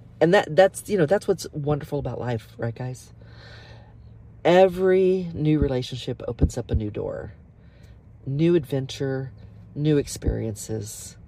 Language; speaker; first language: English; native; English